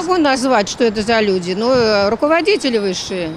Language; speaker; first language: Russian; native; Russian